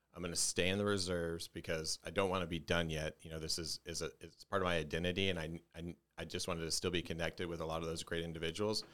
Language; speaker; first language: English; native; English